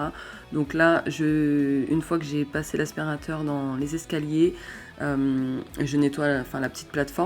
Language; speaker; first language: French; native; French